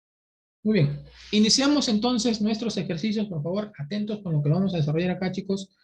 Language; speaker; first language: Spanish; native; Spanish